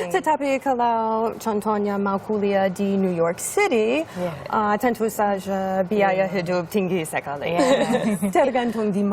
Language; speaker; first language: Indonesian; non-native, fluent; English